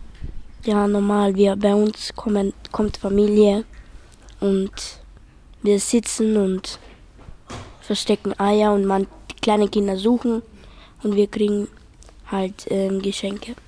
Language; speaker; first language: German; early bilingual, other home language; Serbian